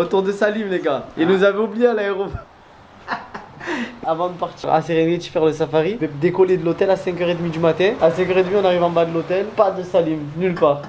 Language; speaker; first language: French; native; French